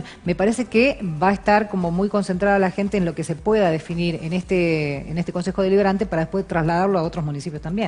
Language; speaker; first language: Spanish; native; Spanish